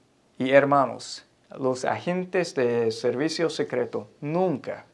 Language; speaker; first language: Spanish; non-native, fluent; English